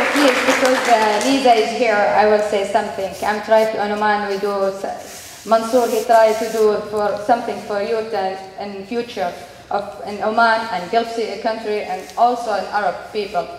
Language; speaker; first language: English; non-native, learner; Arabic